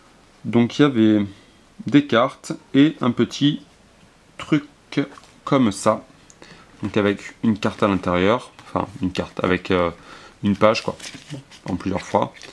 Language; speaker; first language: French; native; French